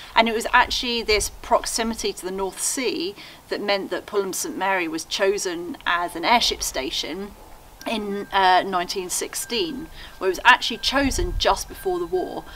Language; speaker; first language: English; native; English